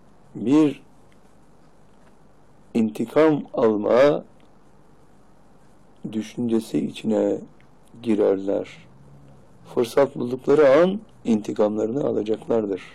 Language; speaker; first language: Turkish; native; Turkish